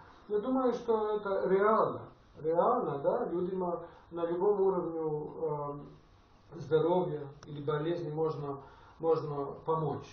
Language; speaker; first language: Russian; non-native, fluent; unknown